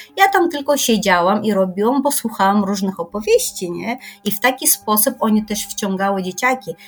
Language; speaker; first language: Polish; non-native, fluent; Kyrgyz